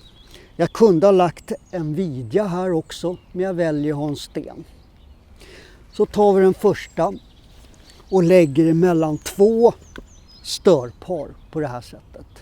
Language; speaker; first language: Swedish; native; Swedish